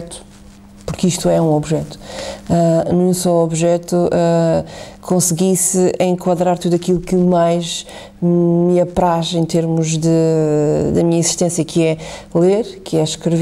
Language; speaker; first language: Portuguese; native; Portuguese